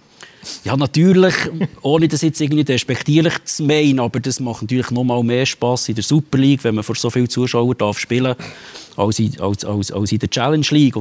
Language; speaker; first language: German; native; German